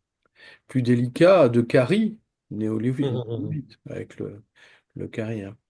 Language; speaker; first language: French; native; French